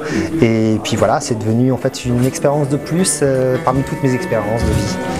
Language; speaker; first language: French; native; French